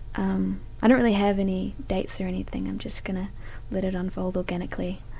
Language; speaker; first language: English; native; English